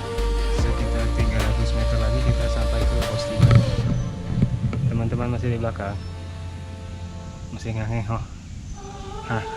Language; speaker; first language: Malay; non-native, local second language; Sundanese